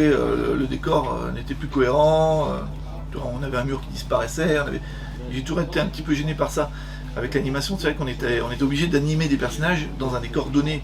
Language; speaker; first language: French; native; French